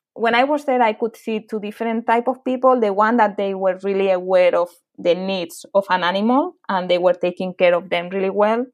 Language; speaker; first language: English; non-native, fluent; Spanish